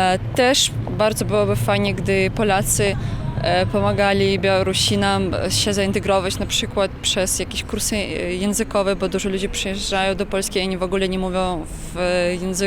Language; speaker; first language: Polish; non-native, fluent; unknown